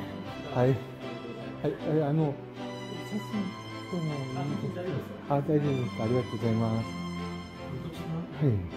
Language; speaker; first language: Japanese; non-native, learner; Korean